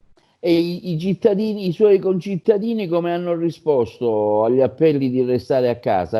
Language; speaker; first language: Italian; native; Italian